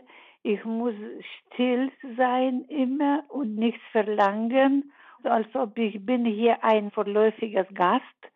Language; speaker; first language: German; early bilingual, heritage; German